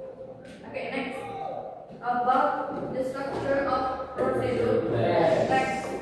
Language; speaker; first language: English; non-native, learner; Indonesian